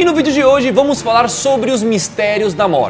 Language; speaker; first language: Portuguese; native; Portuguese